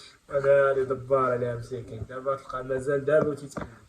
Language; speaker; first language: Arabic; native; Arabic